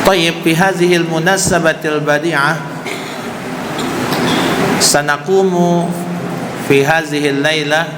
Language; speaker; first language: Arabic; non-native, fluent; Indonesian